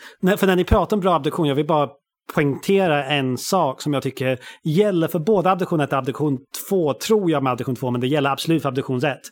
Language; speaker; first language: Swedish; non-native, fluent; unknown